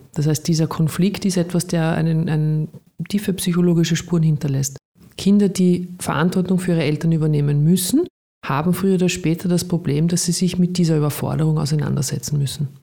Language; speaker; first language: German; native; German